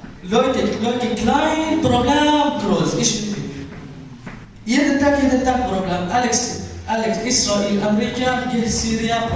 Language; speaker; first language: German; non-native, learner; Kurdish